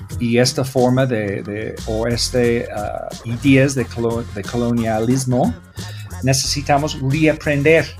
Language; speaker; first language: Spanish; non-native, learner; English